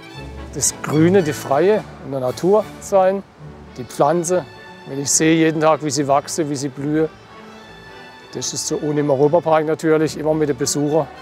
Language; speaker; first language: German; native; German